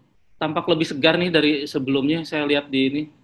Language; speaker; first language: Indonesian; native; Indonesian